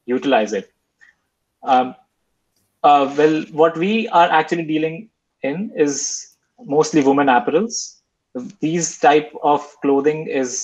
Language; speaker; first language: English; non-native, local second language; Hindi